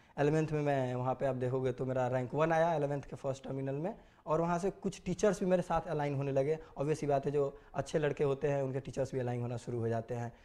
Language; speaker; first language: Hindi; native; Hindi